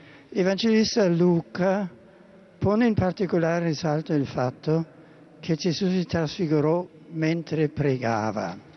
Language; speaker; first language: Italian; non-native, fluent; German